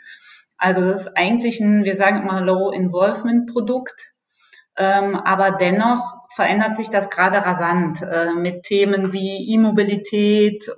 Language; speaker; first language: German; native; German